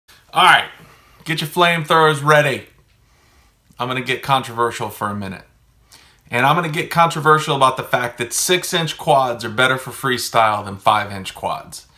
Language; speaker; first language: English; native; English